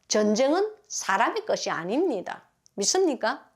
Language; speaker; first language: Korean; native; Korean